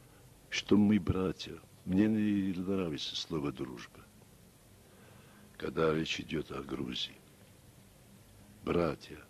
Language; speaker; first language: Russian; non-native, local second language; Armenian